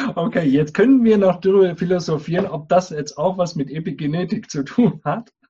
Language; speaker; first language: German; native; German